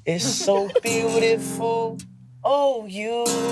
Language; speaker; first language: English; native; English